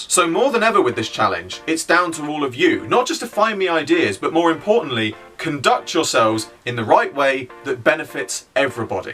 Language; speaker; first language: English; native; English